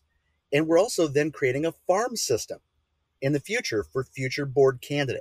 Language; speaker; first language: English; native; English